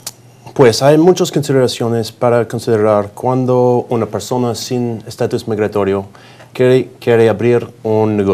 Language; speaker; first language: Spanish; non-native, learner; English